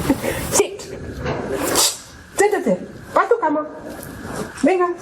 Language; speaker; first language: Spanish; non-native, learner; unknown